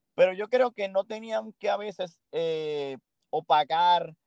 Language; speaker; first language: Spanish; early bilingual, heritage; Spanish